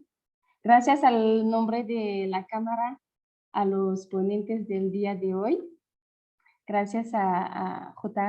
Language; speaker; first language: Spanish; non-native, fluent; French